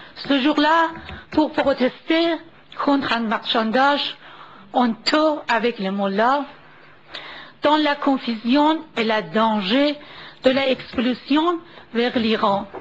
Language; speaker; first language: French; non-native, fluent; Persian